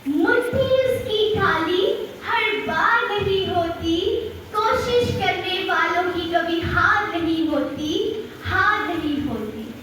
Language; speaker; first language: Hindi; native; Hindi